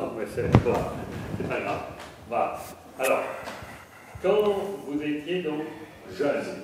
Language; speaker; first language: French; native; French